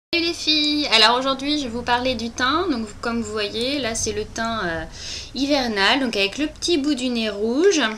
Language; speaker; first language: French; native; French